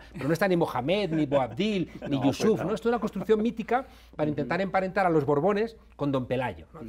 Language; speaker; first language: Spanish; native; Spanish